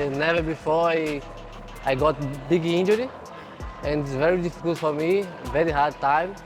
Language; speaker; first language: English; non-native, learner; Portuguese